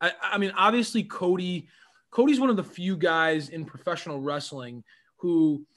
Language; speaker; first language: English; native; English